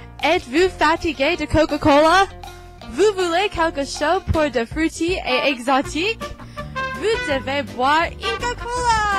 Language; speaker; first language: French; non-native, learner; English